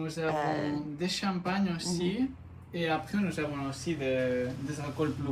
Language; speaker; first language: French; non-native, fluent; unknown